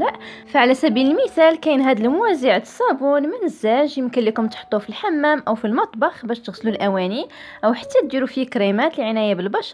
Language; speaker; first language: Arabic; native; Arabic